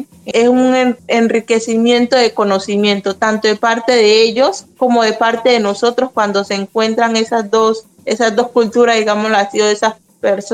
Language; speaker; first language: Spanish; native; Spanish